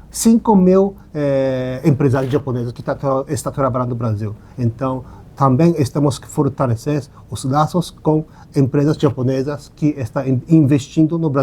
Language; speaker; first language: Portuguese; non-native, learner; Japanese